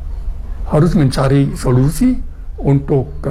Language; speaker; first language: Indonesian; non-native, fluent; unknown